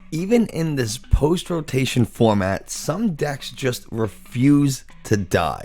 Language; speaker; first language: English; native; English